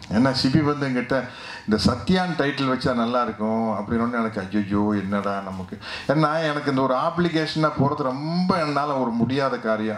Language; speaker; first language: Tamil; native; Tamil